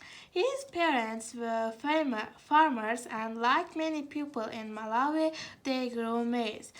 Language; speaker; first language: English; non-native, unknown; Azerbaijani